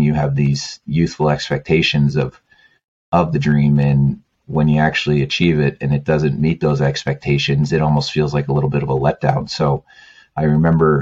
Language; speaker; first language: English; native; English